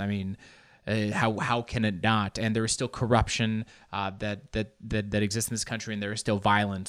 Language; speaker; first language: English; early bilingual, other home language; Spanish